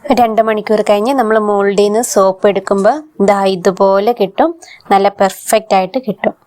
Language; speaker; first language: Malayalam; native; Malayalam